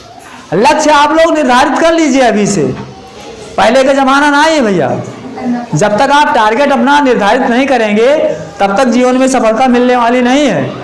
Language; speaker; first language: Hindi; native; Hindi